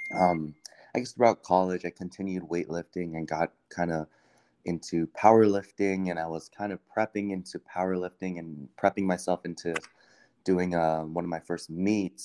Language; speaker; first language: English; native; English